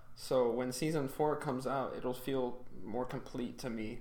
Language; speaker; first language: English; native; English